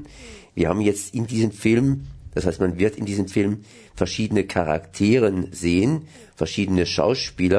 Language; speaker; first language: German; native; German